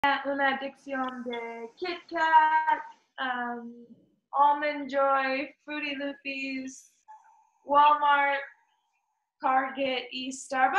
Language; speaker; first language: Spanish; non-native, learner; English